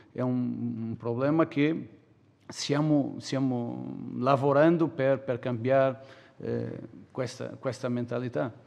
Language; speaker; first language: Italian; non-native, learner; Portuguese